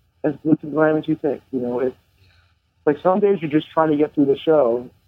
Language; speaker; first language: English; native; English